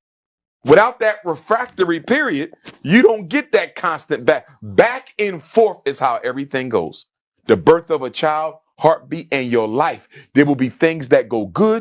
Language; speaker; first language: English; native; English